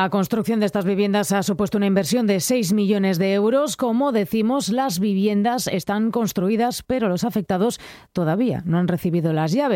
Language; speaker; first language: Spanish; native; Spanish